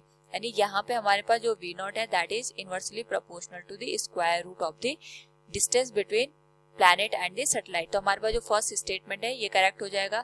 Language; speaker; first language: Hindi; native; Hindi